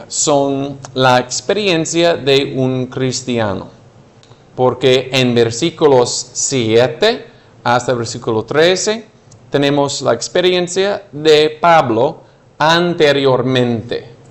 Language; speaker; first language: Spanish; non-native, fluent; English